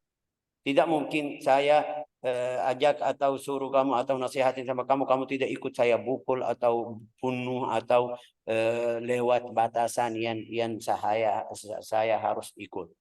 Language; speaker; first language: Indonesian; non-native, fluent; Arabic